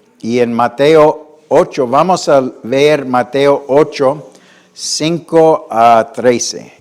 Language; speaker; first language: Spanish; non-native, fluent; English